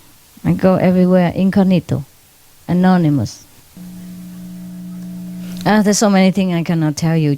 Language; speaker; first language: English; non-native, fluent; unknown